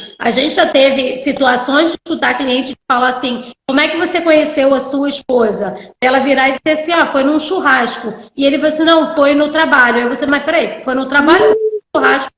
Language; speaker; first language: Portuguese; native; Portuguese